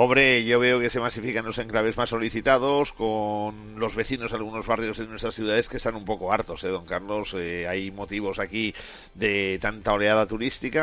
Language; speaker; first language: Spanish; native; Spanish